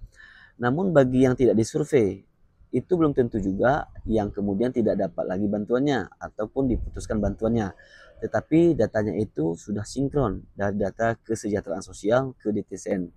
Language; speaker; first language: Indonesian; native; Indonesian